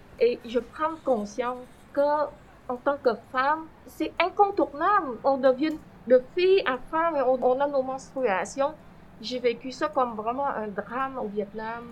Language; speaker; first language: French; non-native, fluent; Vietnamese